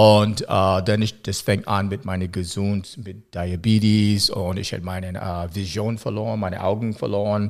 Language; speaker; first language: German; non-native, learner; English